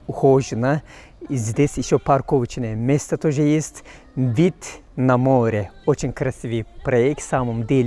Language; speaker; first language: Russian; non-native, fluent; Turkish